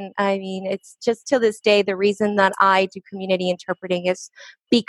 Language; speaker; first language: English; early bilingual, other home language; Spanish